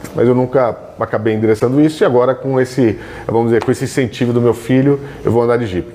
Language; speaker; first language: Portuguese; native; Portuguese